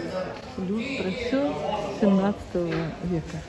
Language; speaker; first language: Russian; native; Russian